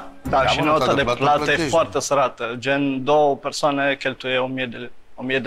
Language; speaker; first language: Romanian; early bilingual, heritage; Romanian